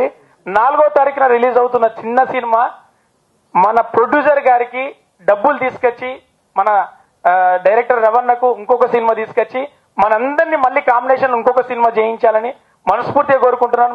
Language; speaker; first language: Telugu; native; Telugu